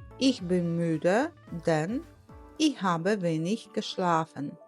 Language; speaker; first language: German; non-native, fluent; Polish